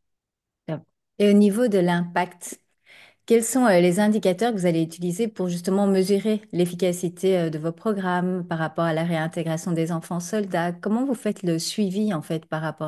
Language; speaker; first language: French; native; French